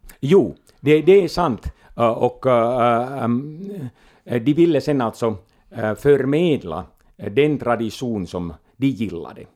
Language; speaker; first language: Swedish; non-native, local second language; Finnish